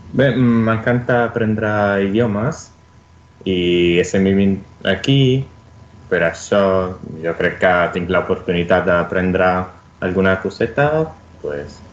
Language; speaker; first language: Catalan; non-native, learner; Italian